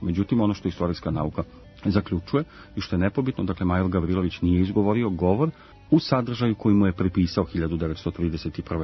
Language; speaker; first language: Croatian; native; Croatian